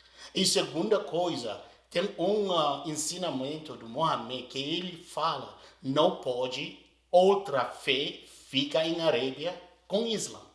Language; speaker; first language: Portuguese; non-native, learner; Arabic